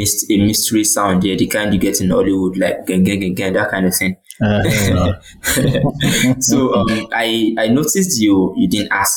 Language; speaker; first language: English; non-native, local second language; Yoruba